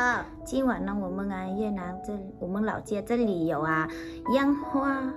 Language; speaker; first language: Chinese; non-native, learner; Vietnamese